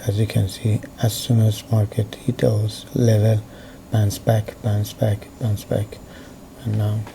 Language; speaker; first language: English; non-native, fluent; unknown